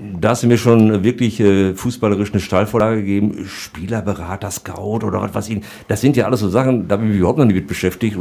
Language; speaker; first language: German; native; German